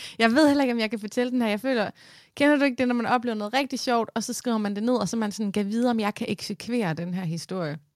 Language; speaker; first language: Danish; native; Danish